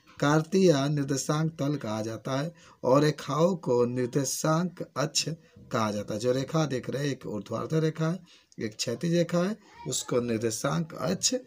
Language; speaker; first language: Hindi; native; Hindi